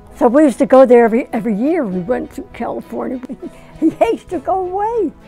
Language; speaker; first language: English; native; English